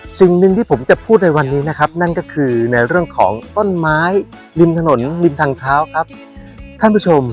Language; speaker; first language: Thai; native; Thai